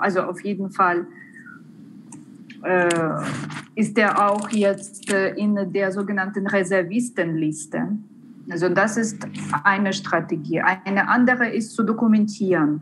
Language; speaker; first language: German; non-native, fluent; Ukrainian